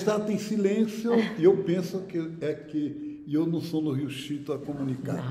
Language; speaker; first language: Italian; non-native, fluent; Portuguese